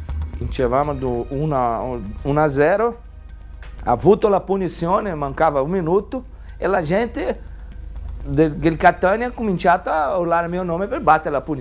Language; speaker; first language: Italian; non-native, fluent; Portuguese